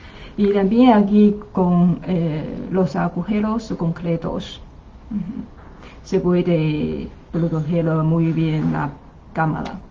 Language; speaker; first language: Spanish; non-native, learner; Chinese